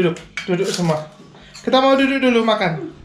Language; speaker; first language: Indonesian; native; Indonesian